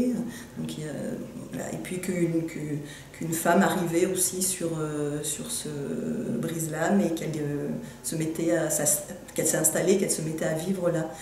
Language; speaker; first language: French; native; French